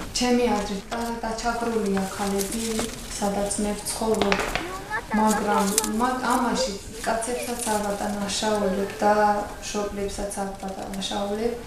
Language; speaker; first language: Georgian; non-native, local second language; Azerbaijani